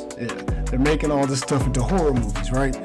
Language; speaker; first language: English; native; English